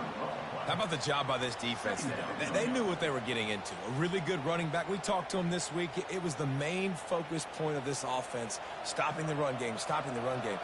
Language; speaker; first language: English; native; English